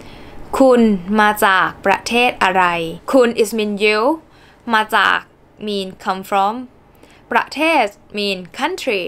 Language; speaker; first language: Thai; native; Thai